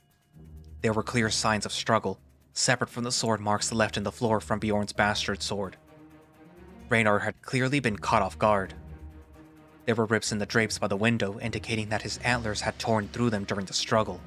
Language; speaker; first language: English; native; English